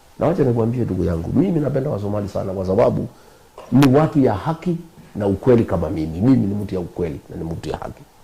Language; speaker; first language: Swahili; non-native, local second language; Kikuyu